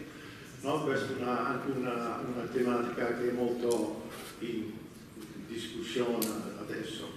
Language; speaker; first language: Italian; non-native, fluent; Dutch